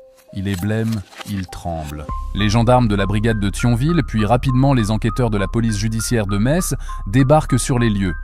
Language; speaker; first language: French; native; French